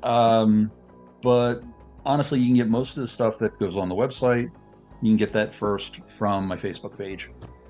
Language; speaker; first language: English; native; English